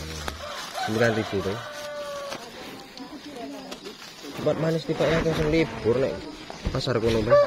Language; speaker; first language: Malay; non-native, local second language; Javanese